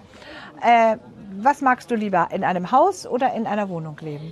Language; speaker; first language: German; native; German